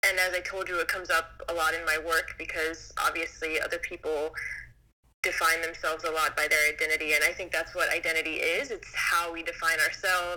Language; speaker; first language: English; native; English